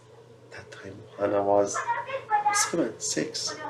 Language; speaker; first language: English; non-native, learner; Persian